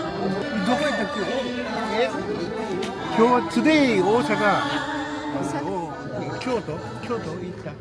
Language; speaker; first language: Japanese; non-native, learner; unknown